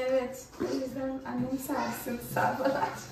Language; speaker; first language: Turkish; non-native, fluent; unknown